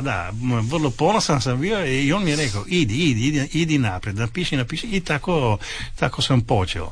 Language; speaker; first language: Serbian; non-native, fluent; Italian